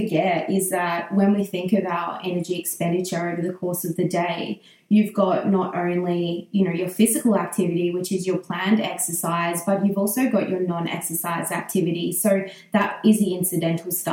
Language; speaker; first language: English; native; English